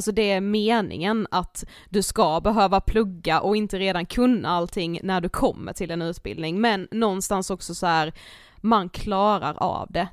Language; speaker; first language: Swedish; native; Swedish